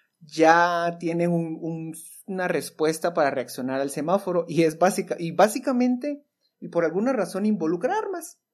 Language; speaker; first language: Spanish; native; Spanish